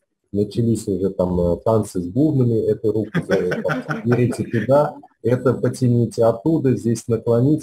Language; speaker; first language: Russian; native; Russian